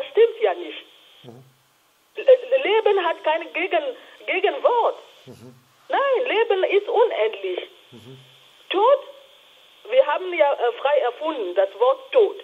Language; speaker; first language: German; non-native, fluent; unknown